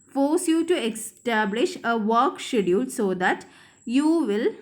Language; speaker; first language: English; non-native, local second language; Malayalam